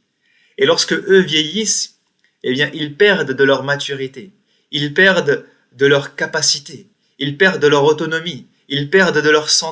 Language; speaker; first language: French; native; French